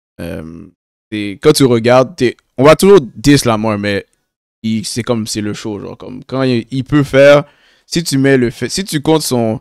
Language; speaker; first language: French; native; French